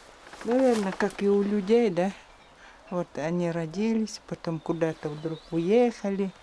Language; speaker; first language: Russian; native; Russian